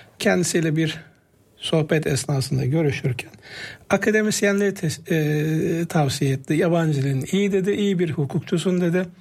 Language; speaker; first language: Turkish; native; Turkish